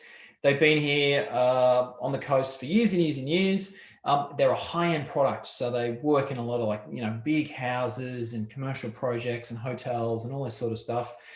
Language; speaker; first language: English; native; English